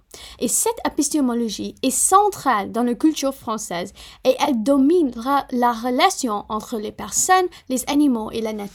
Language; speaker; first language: French; non-native, fluent; Punjabi